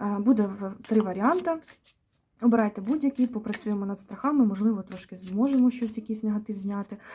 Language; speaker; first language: Ukrainian; native; Ukrainian